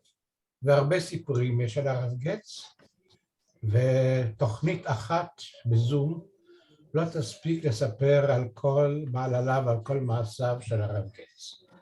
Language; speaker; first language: Hebrew; early bilingual, other home language; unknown